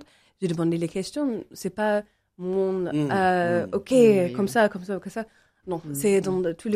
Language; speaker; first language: French; non-native, learner; English